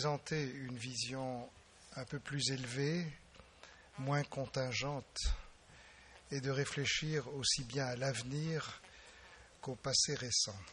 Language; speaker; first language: French; native; French